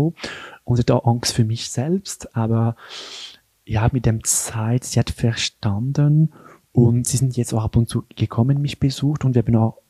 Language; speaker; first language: German; non-native, local second language; French